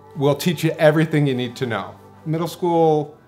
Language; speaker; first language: English; native; English